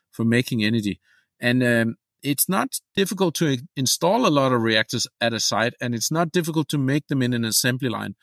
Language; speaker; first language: English; non-native, fluent; Danish